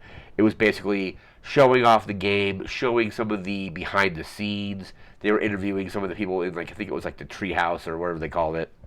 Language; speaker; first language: English; native; English